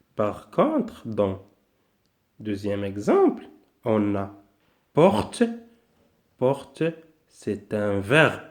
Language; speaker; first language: French; non-native, local second language; Arabic